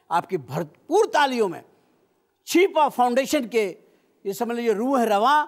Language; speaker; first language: Urdu; native; Urdu